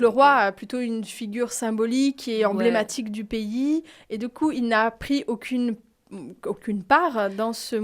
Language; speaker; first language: French; native; French